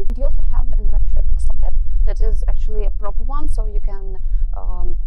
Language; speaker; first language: English; non-native, fluent; Russian